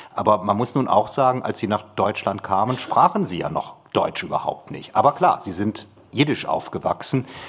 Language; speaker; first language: German; native; German